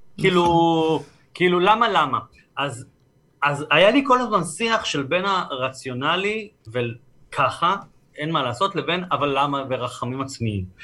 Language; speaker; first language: Hebrew; native; Hebrew